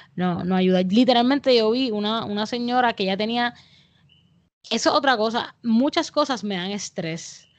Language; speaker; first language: Spanish; native; Spanish